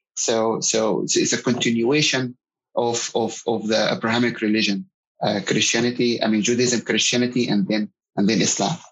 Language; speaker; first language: English; non-native, fluent; Arabic